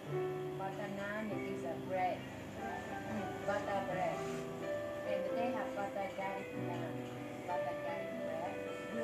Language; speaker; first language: English; non-native, learner; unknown